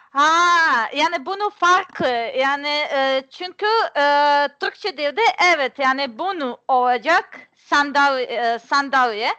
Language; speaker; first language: Turkish; non-native, learner; Serbian